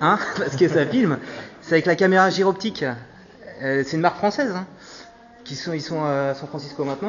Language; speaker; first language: French; native; French